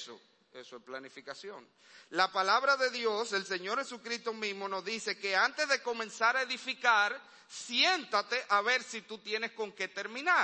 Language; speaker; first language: Spanish; native; Spanish